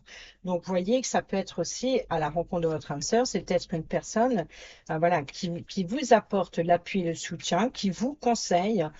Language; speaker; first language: French; native; French